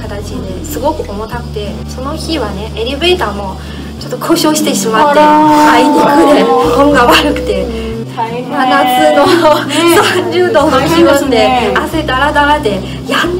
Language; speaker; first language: Japanese; non-native, fluent; Chinese